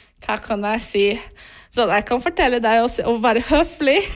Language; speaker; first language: Norwegian; non-native, fluent; Portuguese